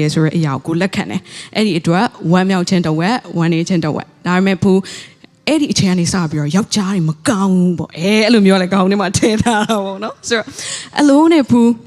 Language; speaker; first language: Burmese; non-native, local second language; Tedim Chin